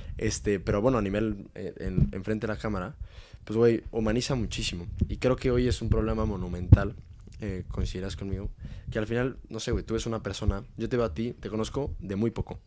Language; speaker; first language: Spanish; native; Spanish